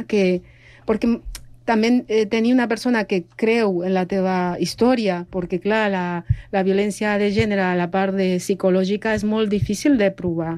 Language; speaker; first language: Catalan; non-native, fluent; Spanish